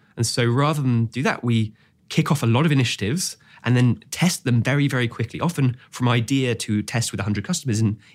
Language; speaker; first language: English; native; English